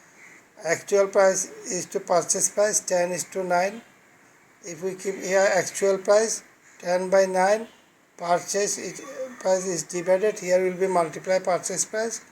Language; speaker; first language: English; non-native, fluent; Bangla